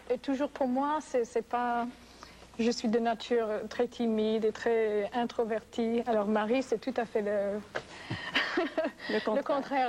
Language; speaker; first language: French; non-native, fluent; English